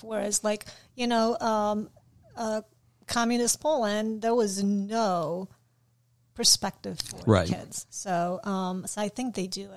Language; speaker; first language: English; non-native, fluent; Polish